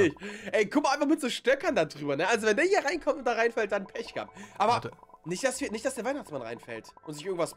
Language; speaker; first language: German; native; German